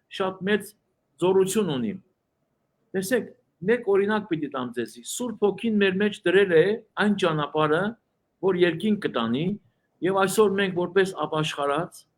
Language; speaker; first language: Armenian; early bilingual, heritage; Armenian